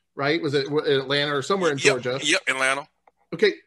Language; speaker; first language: English; native; English